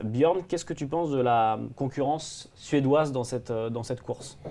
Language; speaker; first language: French; native; French